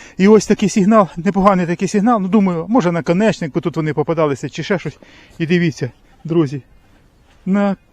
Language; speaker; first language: Ukrainian; native; Ukrainian